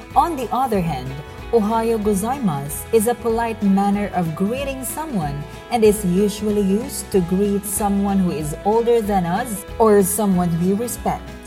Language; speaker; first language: English; non-native, local second language; Cebuano